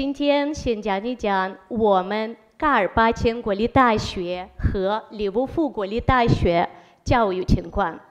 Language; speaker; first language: Chinese; non-native, fluent; Ukrainian